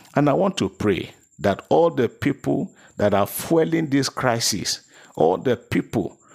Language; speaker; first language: English; non-native, local second language; Yoruba